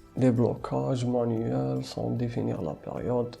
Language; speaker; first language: French; non-native, local second language; Arabic